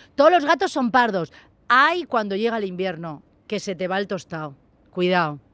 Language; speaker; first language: Spanish; native; Spanish